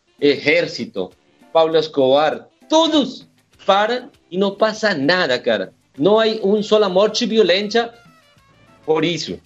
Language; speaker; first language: Portuguese; non-native, learner; Spanish